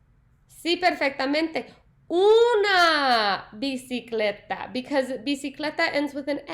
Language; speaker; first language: Spanish; non-native, learner; English